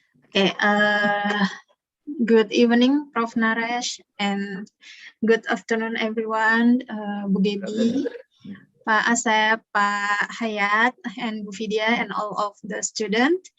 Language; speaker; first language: English; non-native, learner; Indonesian